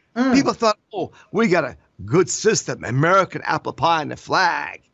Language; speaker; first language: English; non-native, fluent; Persian